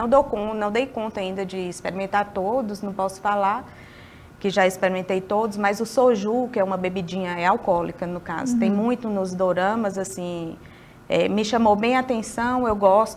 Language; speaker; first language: Portuguese; native; Portuguese